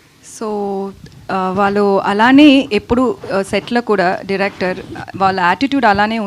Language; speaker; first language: Telugu; non-native, learner; Tamil